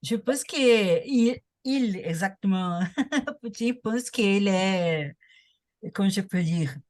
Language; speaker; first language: French; non-native, learner; Portuguese